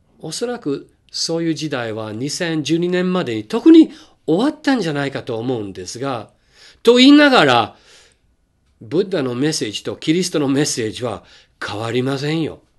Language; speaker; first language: Japanese; non-native, fluent; English